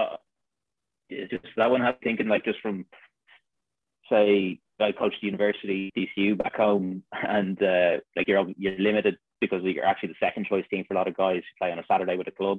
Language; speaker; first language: English; native; English